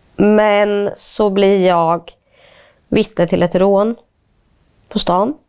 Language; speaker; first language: Swedish; native; Swedish